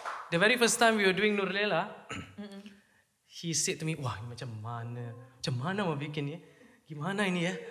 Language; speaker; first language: English; non-native, local second language; Malay